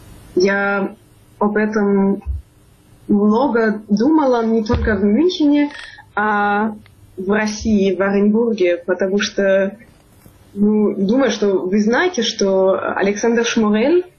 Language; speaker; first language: Russian; non-native, fluent; German